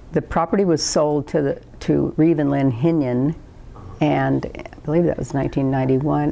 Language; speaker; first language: English; native; English